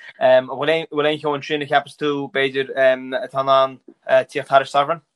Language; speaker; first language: Irish; non-native, local second language; English